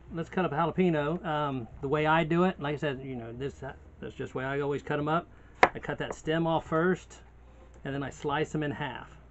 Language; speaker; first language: English; native; English